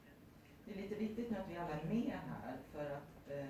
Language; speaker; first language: Swedish; native; Swedish